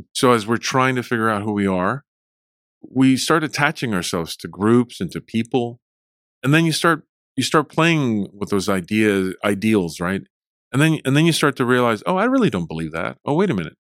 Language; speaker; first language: English; early bilingual, other home language; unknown